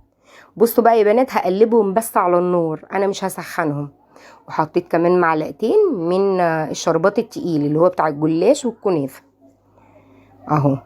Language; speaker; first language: Arabic; native; Arabic